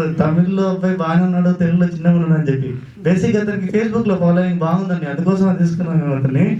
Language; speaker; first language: Telugu; native; Telugu